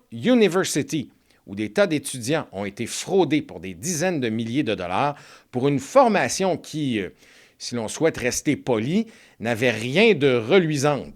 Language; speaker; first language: French; native; French